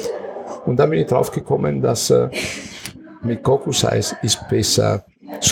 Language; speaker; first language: German; non-native, fluent; Italian